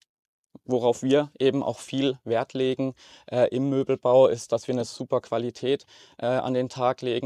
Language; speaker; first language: German; native; German